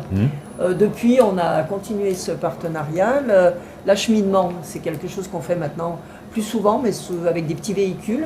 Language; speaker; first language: French; native; French